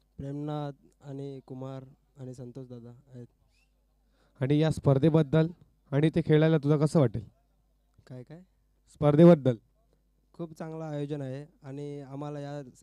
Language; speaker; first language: Marathi; native; Marathi